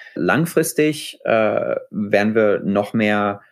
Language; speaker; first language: German; native; German